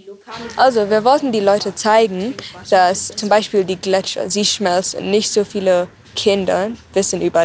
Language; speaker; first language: German; non-native, fluent; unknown